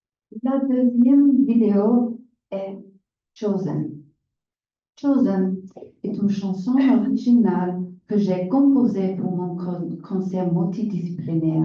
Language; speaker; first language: French; non-native, learner; English